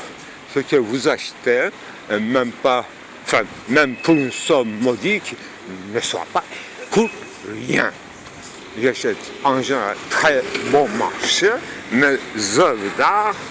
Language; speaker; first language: French; non-native, fluent; Turkish